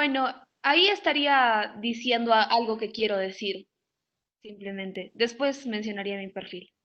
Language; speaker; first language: Spanish; native; Spanish